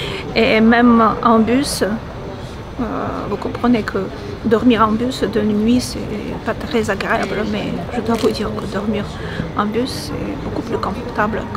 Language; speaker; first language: French; non-native, fluent; Russian